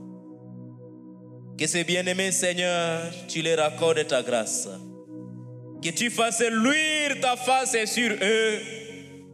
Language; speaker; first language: French; non-native, local second language; Swahili